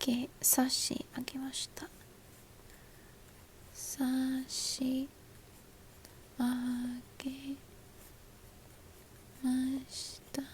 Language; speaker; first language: Japanese; non-native, learner; English